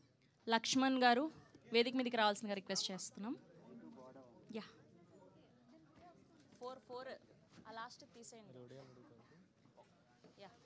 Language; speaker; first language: Telugu; native; Telugu